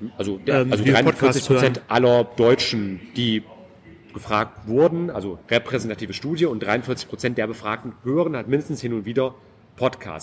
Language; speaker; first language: German; native; German